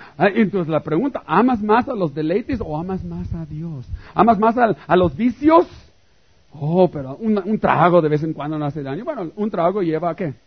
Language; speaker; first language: Spanish; native; Spanish